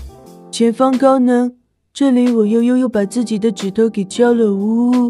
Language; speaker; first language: Chinese; native; Chinese